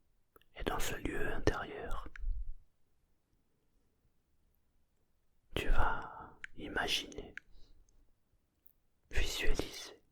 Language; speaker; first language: French; native; French